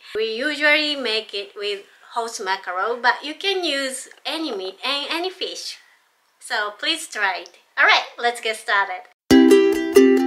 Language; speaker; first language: English; non-native, fluent; Japanese